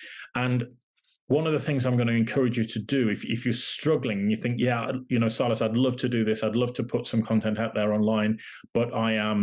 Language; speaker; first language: English; native; English